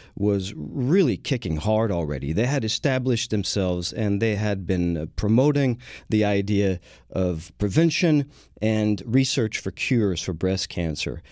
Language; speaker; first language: English; non-native, fluent; French